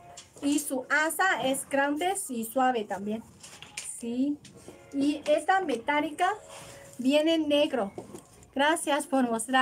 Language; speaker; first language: Spanish; non-native, learner; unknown